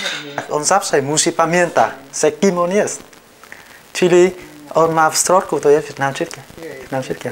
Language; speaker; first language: Polish; non-native, learner; Vietnamese